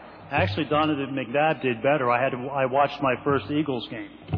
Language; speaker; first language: English; native; English